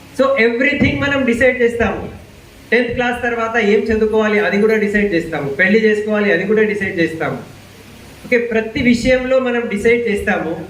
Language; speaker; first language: Telugu; non-native, local second language; Hindi